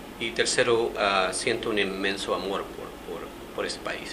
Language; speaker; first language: English; non-native, fluent; Spanish